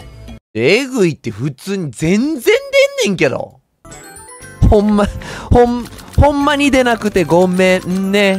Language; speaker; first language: Japanese; native; Japanese